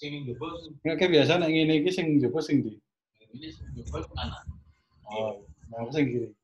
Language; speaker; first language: Indonesian; native; Indonesian